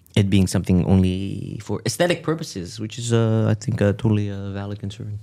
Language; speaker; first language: English; native; English